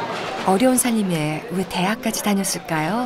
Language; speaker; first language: Korean; native; Korean